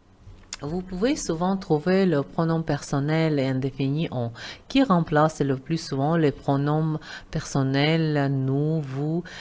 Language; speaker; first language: French; non-native, fluent; Uzbek